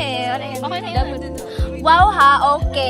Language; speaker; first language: Filipino; native; Filipino